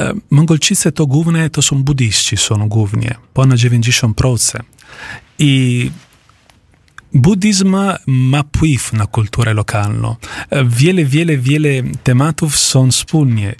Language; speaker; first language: Polish; non-native, fluent; Italian